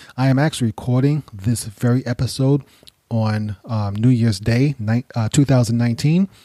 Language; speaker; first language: English; native; English